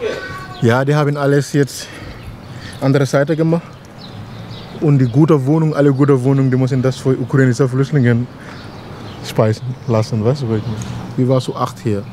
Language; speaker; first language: German; non-native, learner; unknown